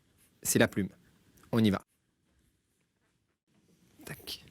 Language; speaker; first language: French; native; French